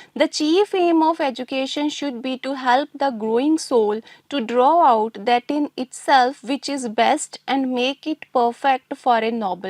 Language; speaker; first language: English; non-native, local second language; Punjabi